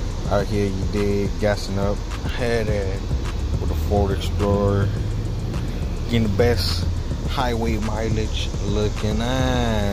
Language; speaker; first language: English; early bilingual, other home language; Spanish